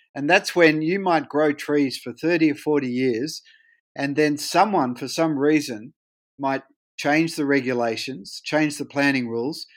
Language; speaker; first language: English; native; English